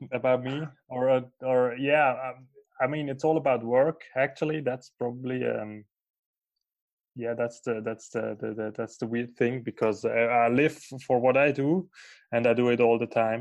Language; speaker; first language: English; non-native, fluent; Swiss German